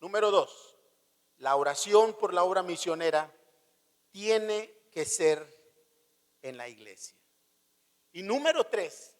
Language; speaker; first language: Spanish; native; Spanish